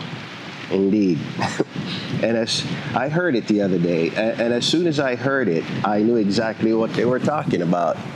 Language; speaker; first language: English; native; English